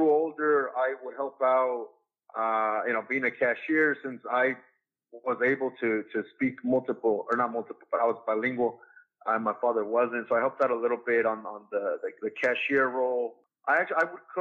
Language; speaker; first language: English; native; English